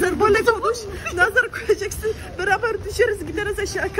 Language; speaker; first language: Turkish; non-native, learner; Polish